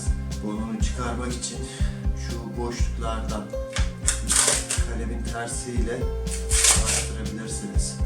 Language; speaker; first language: Turkish; native; Turkish